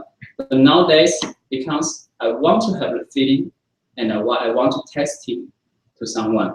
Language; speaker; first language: English; non-native, fluent; Chinese